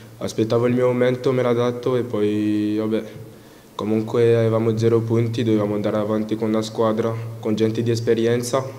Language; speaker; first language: Italian; non-native, fluent; French